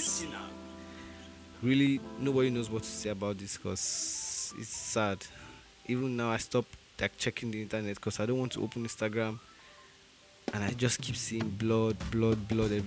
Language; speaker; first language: English; non-native, local second language; Yoruba